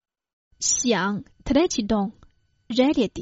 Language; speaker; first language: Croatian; non-native, fluent; Chinese